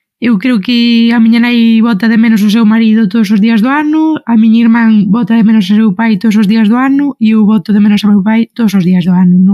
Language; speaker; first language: Galician; native; Galician